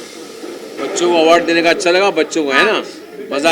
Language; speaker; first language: Hindi; native; Hindi